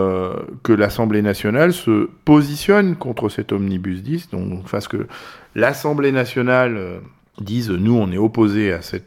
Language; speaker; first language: French; native; French